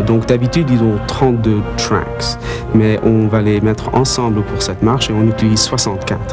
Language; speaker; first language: French; non-native, fluent; English